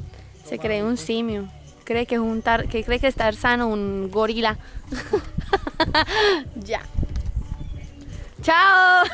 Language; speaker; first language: Spanish; native; Spanish